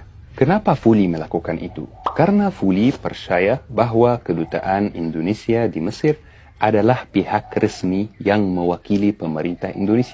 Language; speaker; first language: Indonesian; non-native, fluent; Arabic